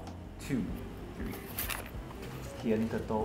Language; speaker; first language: Chinese; native; Chinese